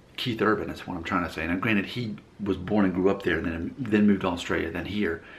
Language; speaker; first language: English; native; English